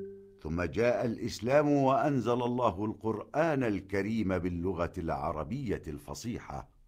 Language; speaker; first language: Arabic; non-native, learner; Indonesian